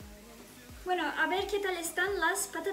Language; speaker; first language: Spanish; non-native, fluent; Turkish